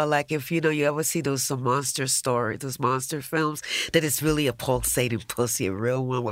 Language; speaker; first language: English; early bilingual, other home language; Spanish